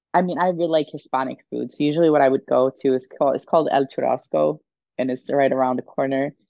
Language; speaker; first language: English; non-native, fluent; Swedish